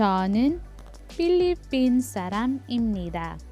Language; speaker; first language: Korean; non-native, learner; Filipino